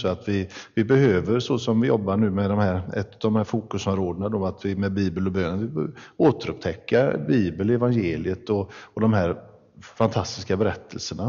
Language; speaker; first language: Swedish; native; Swedish